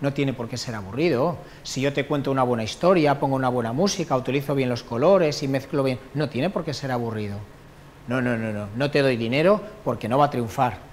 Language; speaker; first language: Spanish; non-native, local second language; Catalan